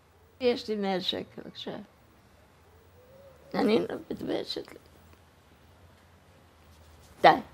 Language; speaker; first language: Hebrew; early bilingual, other home language; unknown